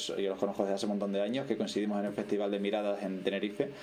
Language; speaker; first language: Spanish; native; Spanish